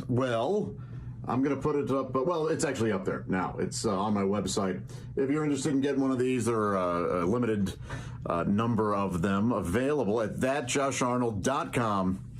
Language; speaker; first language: English; native; English